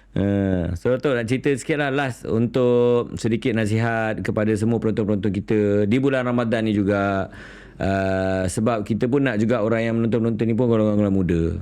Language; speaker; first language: Malay; native; Malay